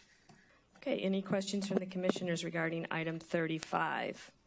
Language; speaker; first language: English; native; English